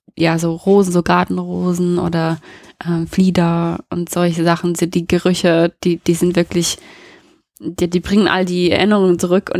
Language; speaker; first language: German; non-native, fluent; English